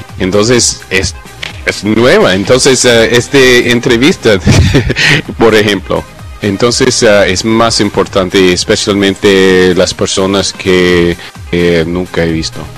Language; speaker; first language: Spanish; non-native, learner; English